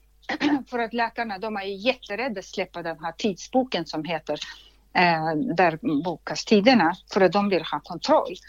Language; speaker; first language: Swedish; non-native, fluent; Russian